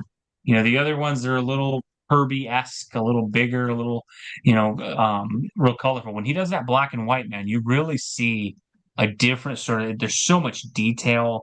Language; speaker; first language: English; native; English